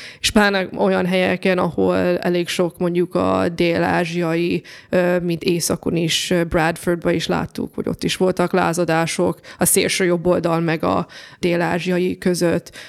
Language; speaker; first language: Hungarian; early bilingual, heritage; Hungarian